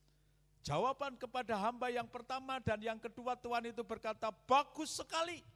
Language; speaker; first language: Indonesian; native; Indonesian